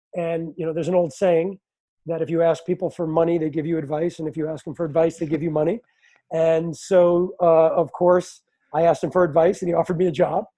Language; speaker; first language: English; native; English